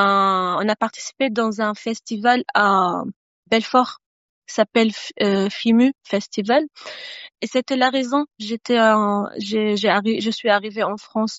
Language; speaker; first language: French; non-native, fluent; Arabic